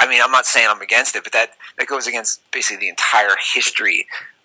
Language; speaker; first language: English; native; English